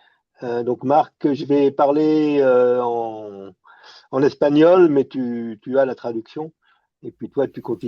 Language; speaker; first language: French; non-native, fluent; Spanish